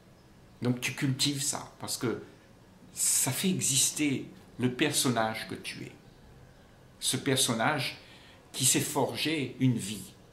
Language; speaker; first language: French; native; French